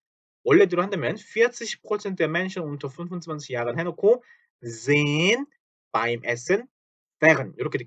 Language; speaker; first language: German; non-native, fluent; Korean